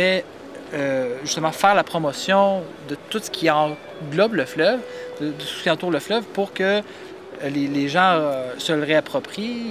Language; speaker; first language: French; native; French